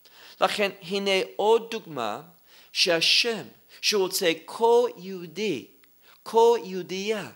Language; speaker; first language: Hebrew; non-native, fluent; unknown